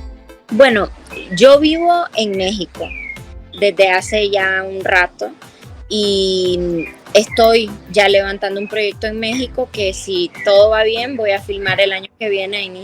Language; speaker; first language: Spanish; native; Spanish